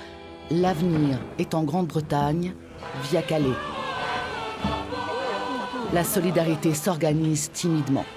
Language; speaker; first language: French; native; French